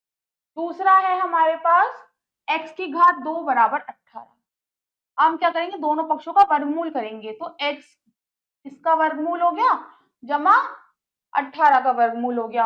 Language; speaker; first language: Hindi; native; Hindi